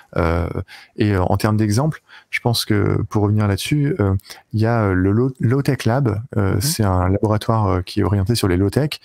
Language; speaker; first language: French; native; French